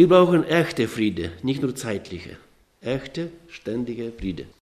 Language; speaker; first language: German; non-native, learner; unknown